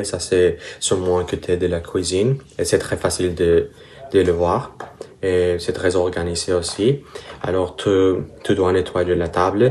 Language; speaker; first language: French; non-native, learner; Spanish